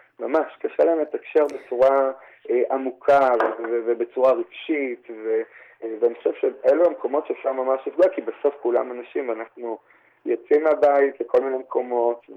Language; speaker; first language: Hebrew; native; Hebrew